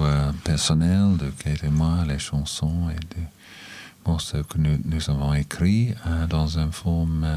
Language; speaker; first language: French; non-native, learner; English